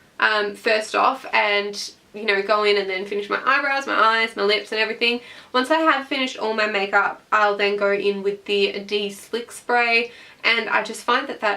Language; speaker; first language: English; native; English